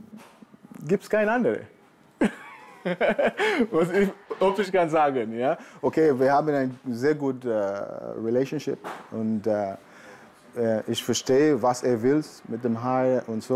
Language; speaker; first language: German; non-native, learner; English